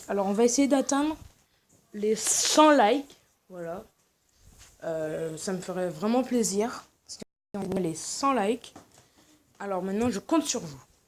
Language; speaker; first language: French; native; French